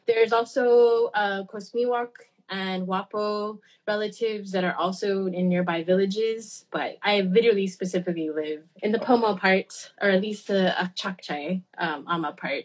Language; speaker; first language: English; native; English